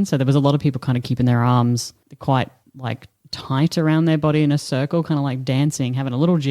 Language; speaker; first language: English; native; English